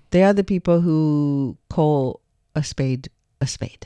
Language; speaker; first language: English; non-native, fluent; Chinese